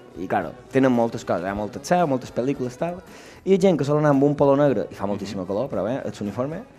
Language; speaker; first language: Catalan; native; Catalan